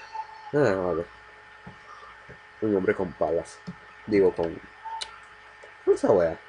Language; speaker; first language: Spanish; native; Spanish